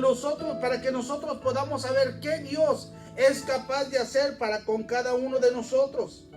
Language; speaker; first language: Spanish; native; Spanish